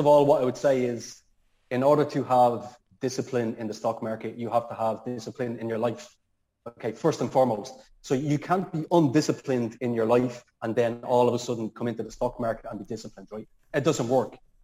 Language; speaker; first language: English; native; English